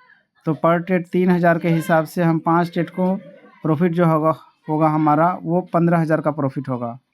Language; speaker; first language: Hindi; native; Hindi